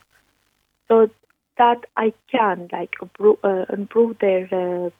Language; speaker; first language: English; non-native, learner; Arabic